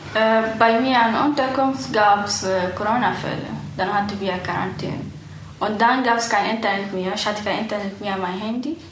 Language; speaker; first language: German; early bilingual, other home language; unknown